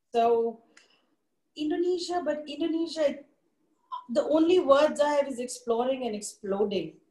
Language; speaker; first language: English; non-native, local second language; Hindi